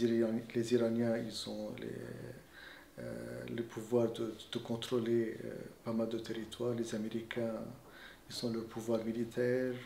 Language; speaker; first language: French; non-native, fluent; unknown